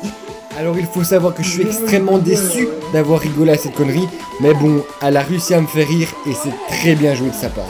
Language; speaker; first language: French; native; French